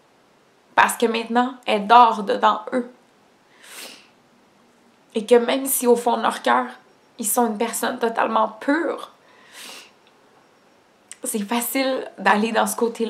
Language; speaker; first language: French; native; French